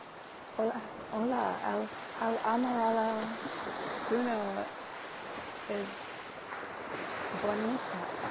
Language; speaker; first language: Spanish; non-native, learner; English